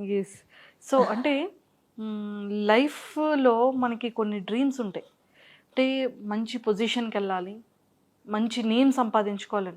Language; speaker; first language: Telugu; native; Telugu